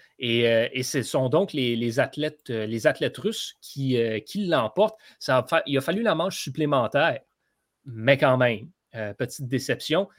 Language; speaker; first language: French; native; French